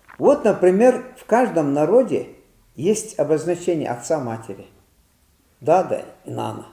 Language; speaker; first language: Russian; non-native, local second language; Ingush